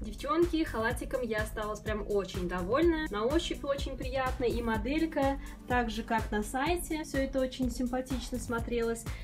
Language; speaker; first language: Russian; native; Russian